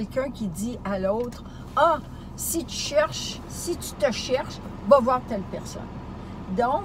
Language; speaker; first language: French; native; French